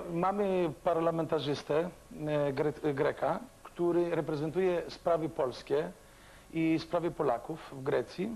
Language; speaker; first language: Polish; early bilingual, other home language; Greek